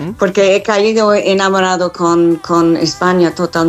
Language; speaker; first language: Spanish; non-native, fluent; English